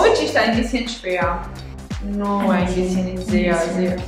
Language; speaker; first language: German; non-native, learner; Albanian